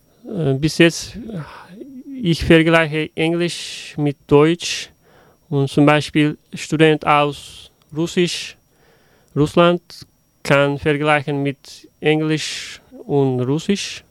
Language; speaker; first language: German; non-native, learner; Uzbek